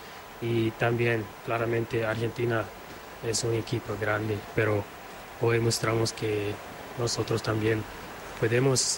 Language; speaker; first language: Spanish; non-native, learner; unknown